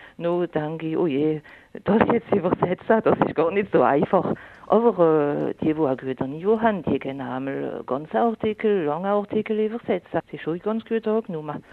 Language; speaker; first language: German; non-native, local second language; French